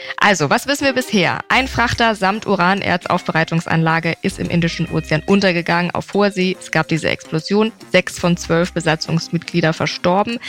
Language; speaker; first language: German; native; German